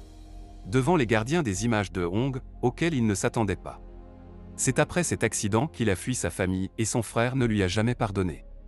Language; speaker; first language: French; native; French